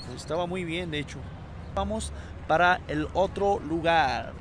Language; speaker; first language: Spanish; non-native, fluent; Korean